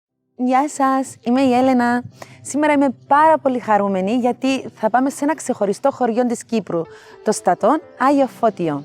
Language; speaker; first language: Greek; native; Greek